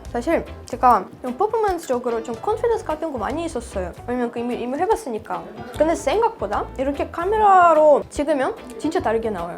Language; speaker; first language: Korean; non-native, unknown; Russian